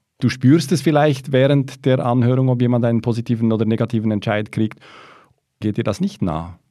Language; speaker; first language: German; native; German